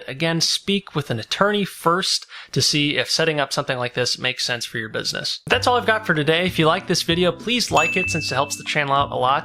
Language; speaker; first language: English; native; English